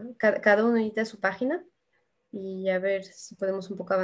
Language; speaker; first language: Spanish; non-native, fluent; French